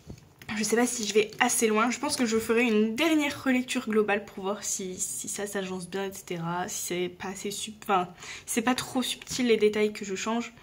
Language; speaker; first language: French; native; French